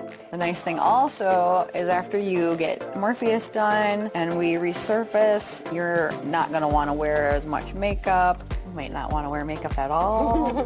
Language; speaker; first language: English; native; English